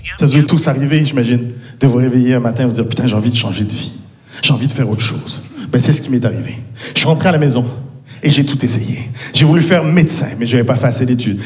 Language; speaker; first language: French; native; French